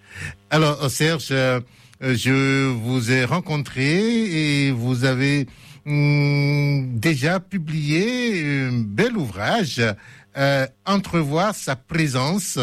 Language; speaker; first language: French; native; French